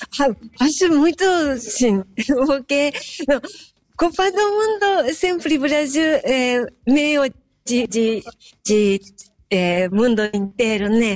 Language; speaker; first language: Portuguese; non-native, fluent; Japanese